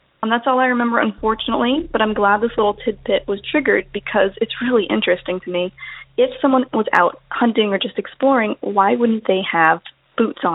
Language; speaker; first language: English; native; English